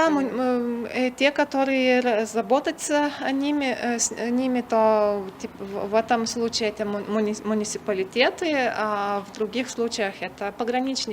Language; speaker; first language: Russian; non-native, fluent; Lithuanian